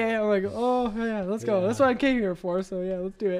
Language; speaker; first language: English; native; English